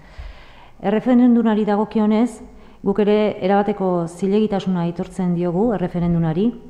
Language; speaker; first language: Basque; native; Basque